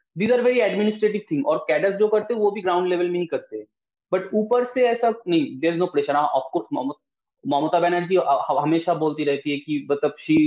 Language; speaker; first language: Hindi; non-native, local second language; Bangla